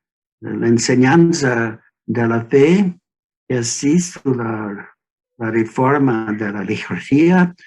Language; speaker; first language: Spanish; non-native, learner; English